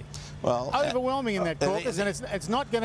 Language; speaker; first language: English; native; English